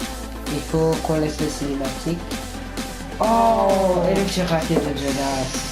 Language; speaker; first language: French; native; French